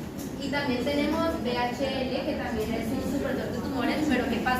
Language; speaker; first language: Spanish; native; Spanish